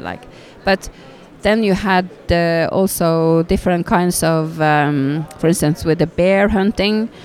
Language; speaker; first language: English; non-native, fluent; Norwegian